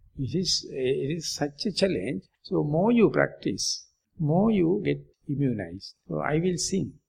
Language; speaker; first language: English; non-native, local second language; Sinhala